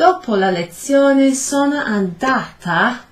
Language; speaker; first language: Italian; non-native, fluent; English